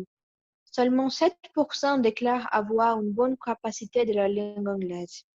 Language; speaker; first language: French; non-native, learner; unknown